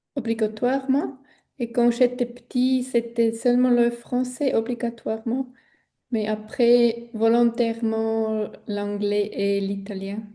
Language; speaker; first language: French; non-native, local second language; Swiss German